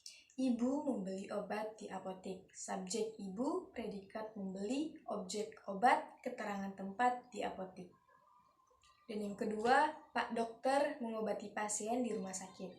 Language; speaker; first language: Indonesian; native; Indonesian